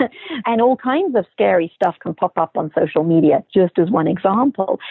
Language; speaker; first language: English; native; English